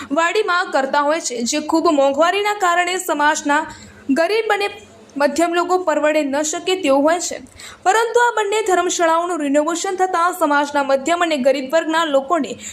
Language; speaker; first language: Gujarati; native; Gujarati